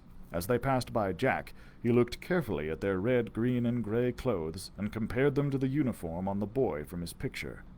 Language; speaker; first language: English; native; English